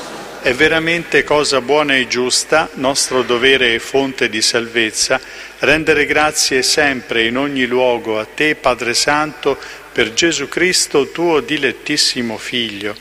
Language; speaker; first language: Italian; native; Italian